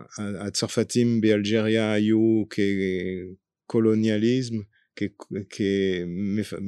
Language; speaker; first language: Hebrew; non-native, fluent; French